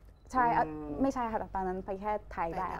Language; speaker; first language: Thai; non-native, fluent; Portuguese